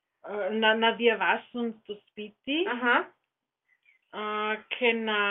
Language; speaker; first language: Greek; non-native, learner; German